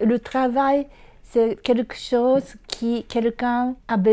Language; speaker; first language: French; non-native, fluent; Japanese